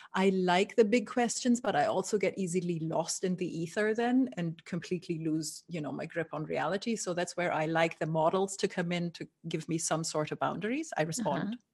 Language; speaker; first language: English; non-native, fluent; German